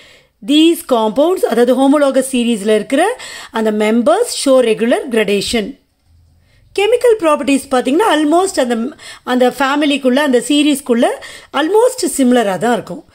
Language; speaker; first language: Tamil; native; Tamil